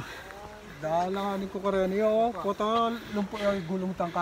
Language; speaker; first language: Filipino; non-native, local second language; Pampanga